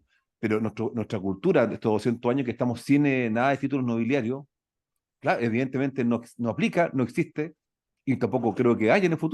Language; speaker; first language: Spanish; native; Spanish